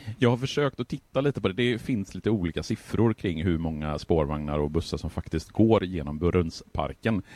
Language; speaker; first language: Swedish; native; Swedish